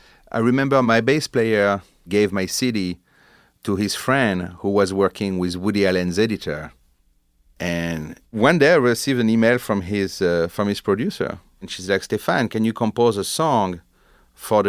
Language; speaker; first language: English; non-native, fluent; French